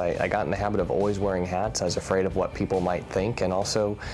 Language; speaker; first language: English; native; English